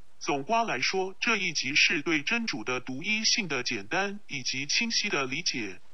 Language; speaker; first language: Chinese; non-native, local second language; Cantonese